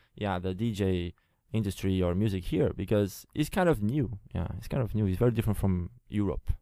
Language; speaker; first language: English; non-native, fluent; Portuguese